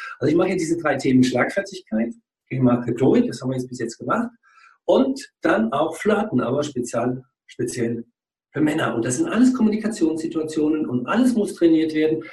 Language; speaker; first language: German; native; German